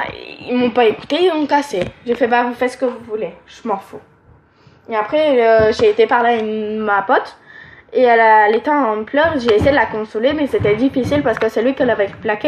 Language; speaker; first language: French; native; French